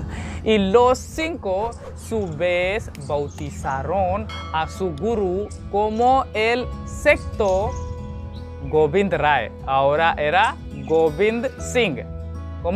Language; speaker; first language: Spanish; non-native, learner; Hindi